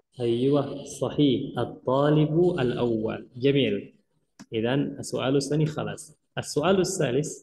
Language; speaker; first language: Arabic; non-native, fluent; Indonesian